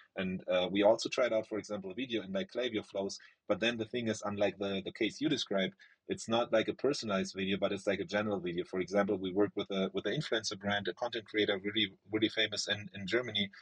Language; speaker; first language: English; non-native, fluent; German